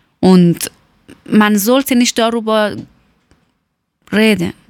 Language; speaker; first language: German; non-native, learner; Persian